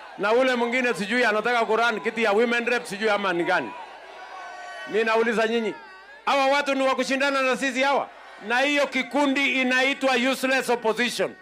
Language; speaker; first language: Swahili; non-native, local second language; Kalenjin